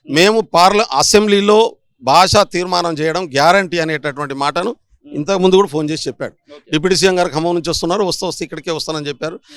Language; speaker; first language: Telugu; non-native, local second language; Lambadi